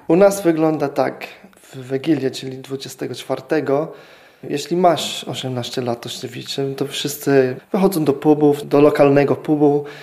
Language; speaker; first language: Polish; non-native, fluent; English